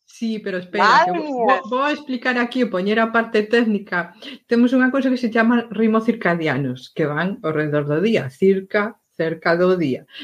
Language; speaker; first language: Galician; non-native, local second language; Spanish